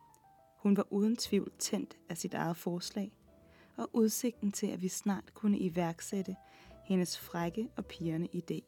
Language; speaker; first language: Danish; native; Danish